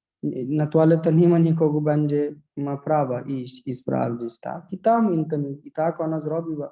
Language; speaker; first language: Polish; non-native, learner; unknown